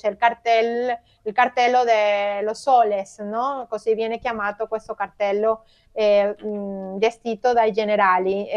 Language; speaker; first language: Italian; non-native, fluent; Spanish